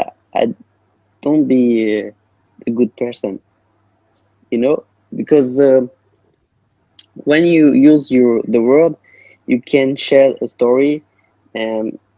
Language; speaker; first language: English; non-native, learner; French